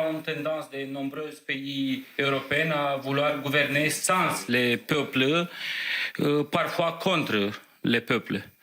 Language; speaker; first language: French; non-native, fluent; Romanian